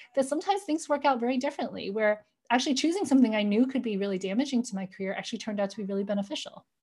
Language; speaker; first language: English; native; English